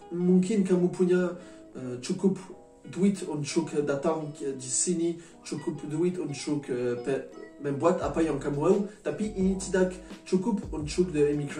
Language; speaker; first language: Indonesian; non-native, learner; French